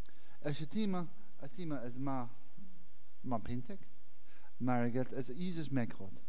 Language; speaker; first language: Hungarian; non-native, learner; English